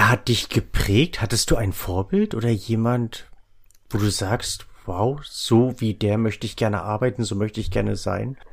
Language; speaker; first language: German; native; German